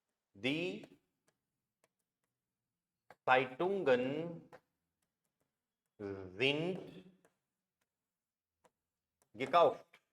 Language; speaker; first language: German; non-native, fluent; Hindi